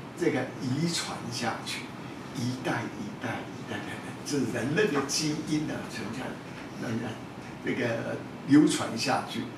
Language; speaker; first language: Chinese; non-native, local second language; Hakka Chinese